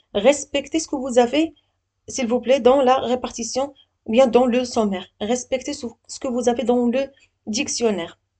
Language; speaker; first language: French; non-native, local second language; Arabic